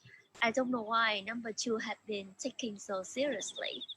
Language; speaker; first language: English; non-native, learner; Vietnamese